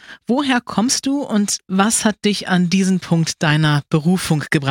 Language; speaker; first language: German; native; German